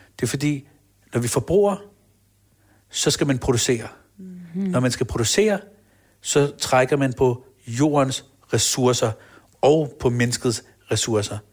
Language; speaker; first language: Danish; early bilingual, other home language; Urdu